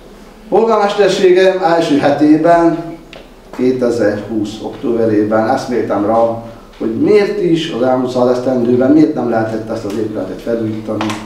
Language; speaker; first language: Hungarian; native; Hungarian